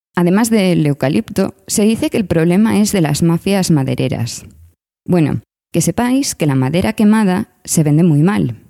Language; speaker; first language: Spanish; native; Spanish